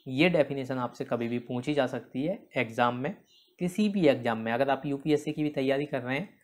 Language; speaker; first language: Hindi; native; Hindi